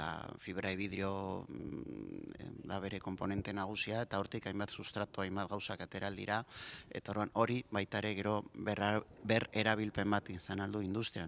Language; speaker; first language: Basque; non-native, local second language; Spanish